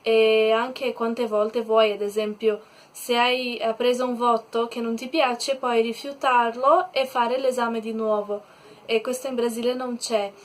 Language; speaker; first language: Italian; non-native, learner; Portuguese